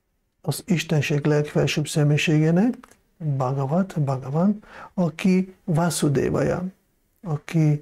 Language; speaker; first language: Hungarian; non-native, fluent; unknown